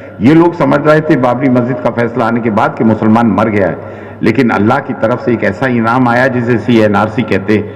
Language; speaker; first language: Urdu; native; Urdu